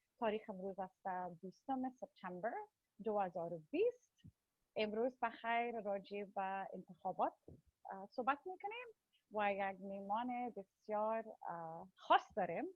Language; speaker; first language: Persian; early bilingual, heritage; Persian